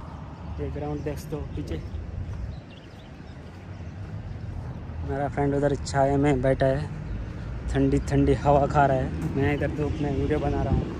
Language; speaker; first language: Hindi; non-native, local second language; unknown